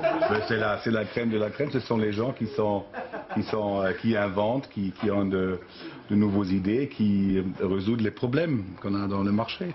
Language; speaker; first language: French; non-native, fluent; German